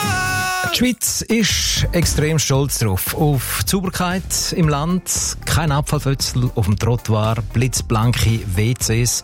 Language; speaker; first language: German; native; German